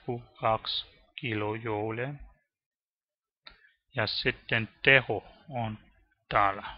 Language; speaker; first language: Finnish; non-native, learner; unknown